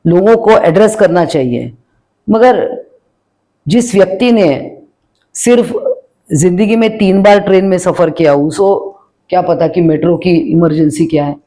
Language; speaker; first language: Hindi; non-native, local second language; Marathi